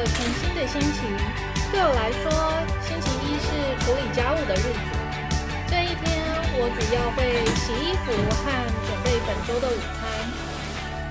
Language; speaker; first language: Chinese; native; Chinese